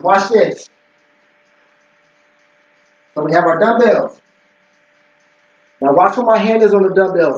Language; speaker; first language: English; native; English